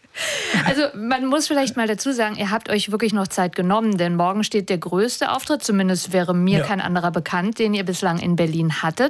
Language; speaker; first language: German; native; German